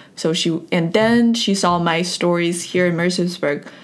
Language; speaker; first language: English; non-native, fluent; Chinese